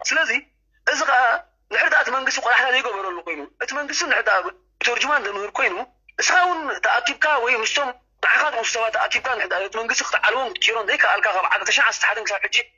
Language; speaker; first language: Tigrinya; non-native, local second language; Afar